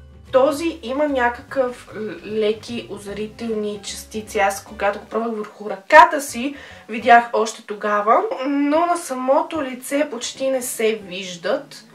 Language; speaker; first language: Bulgarian; native; Bulgarian